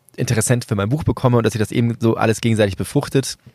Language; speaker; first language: German; early bilingual, other home language; Spanish